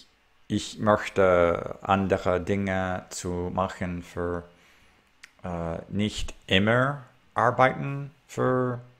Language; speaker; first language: German; non-native, learner; English